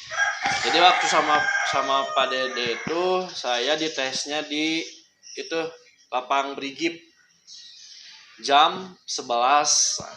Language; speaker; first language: Indonesian; non-native, local second language; Sundanese